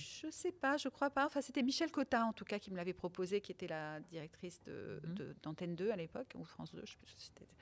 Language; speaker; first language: French; early bilingual, other home language; Italian